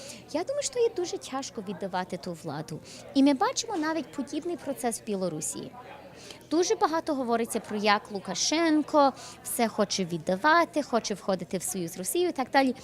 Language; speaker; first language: Ukrainian; early bilingual, heritage; English